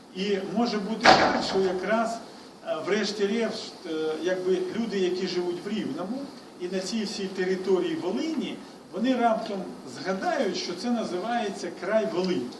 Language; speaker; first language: Ukrainian; non-native, local second language; Russian